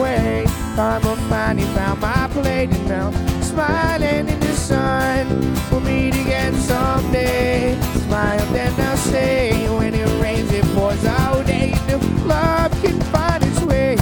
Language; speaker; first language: English; native; English